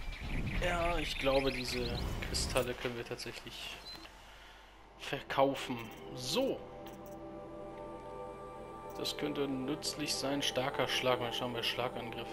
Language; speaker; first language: German; native; German